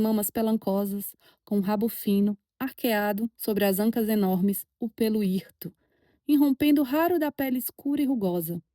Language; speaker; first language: Portuguese; native; Portuguese